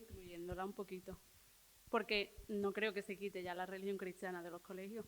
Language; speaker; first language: Spanish; early bilingual, other home language; Arabic